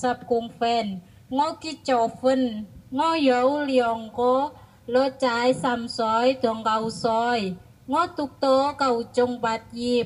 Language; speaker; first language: Chinese; non-native, learner; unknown